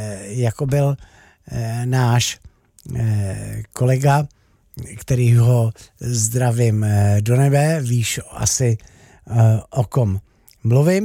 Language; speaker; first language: Czech; native; Czech